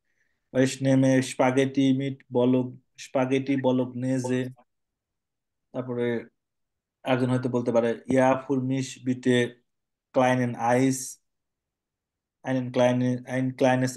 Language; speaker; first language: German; non-native, fluent; Bangla